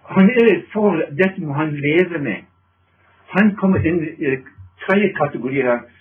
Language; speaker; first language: Norwegian; non-native, fluent; English